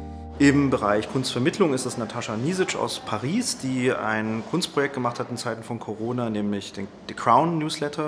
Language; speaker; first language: German; native; German